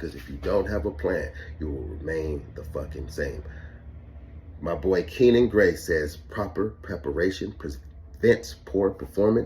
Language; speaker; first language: English; native; English